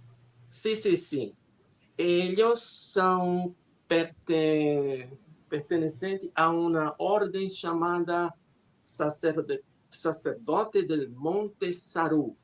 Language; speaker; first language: Spanish; non-native, learner; Portuguese